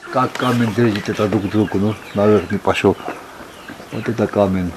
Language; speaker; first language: Russian; non-native, learner; Svan